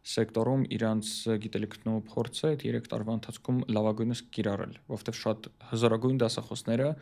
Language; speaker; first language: Armenian; early bilingual, heritage; Armenian